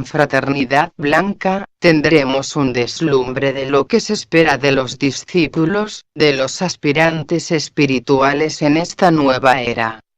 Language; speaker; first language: Spanish; native; Spanish